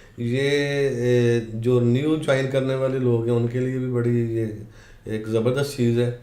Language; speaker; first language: Urdu; native; Urdu